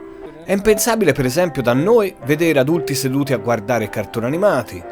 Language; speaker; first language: Italian; native; Italian